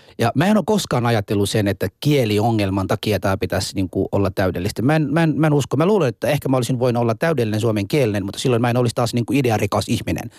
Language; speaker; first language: Finnish; non-native, fluent; Arabic